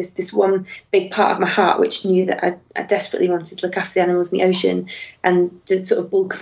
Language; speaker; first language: English; native; English